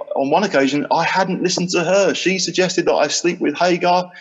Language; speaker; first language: English; native; English